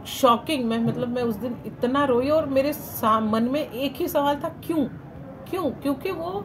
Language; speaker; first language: Hindi; non-native, local second language; Marathi